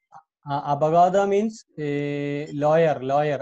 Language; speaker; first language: English; non-native, local second language; Hindi